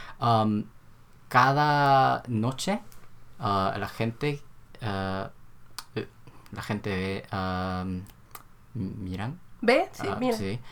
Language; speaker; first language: Spanish; non-native, learner; Korean